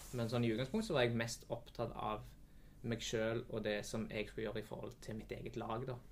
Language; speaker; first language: Norwegian; native; Norwegian